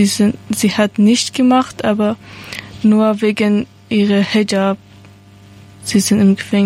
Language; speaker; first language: German; non-native, learner; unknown